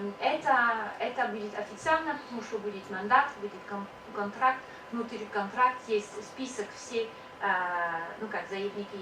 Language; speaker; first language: Russian; non-native, learner; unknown